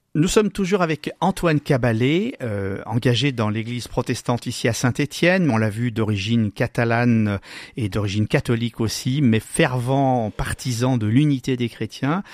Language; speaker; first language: French; native; French